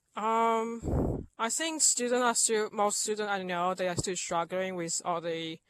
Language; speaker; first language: English; non-native, fluent; Chinese